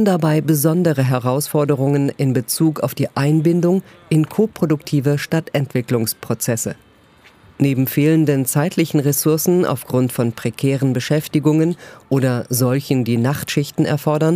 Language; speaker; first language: German; native; German